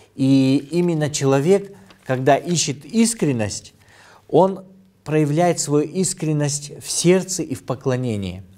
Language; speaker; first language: Russian; non-native, local second language; Kyrgyz